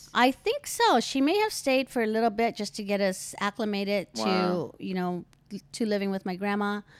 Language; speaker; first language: English; early bilingual, other home language; Filipino